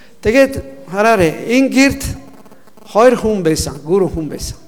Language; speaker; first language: Mongolian; non-native, learner; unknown